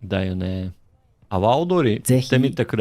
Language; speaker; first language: Japanese; non-native, learner; English